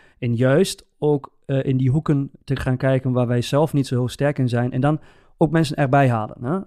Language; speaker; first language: Dutch; native; Dutch